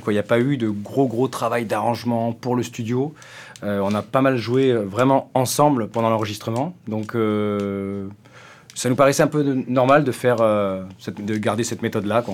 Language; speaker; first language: French; native; French